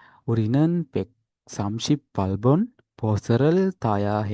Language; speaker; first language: Korean; non-native, fluent; Sinhala